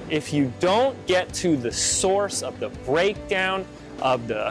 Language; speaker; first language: English; native; English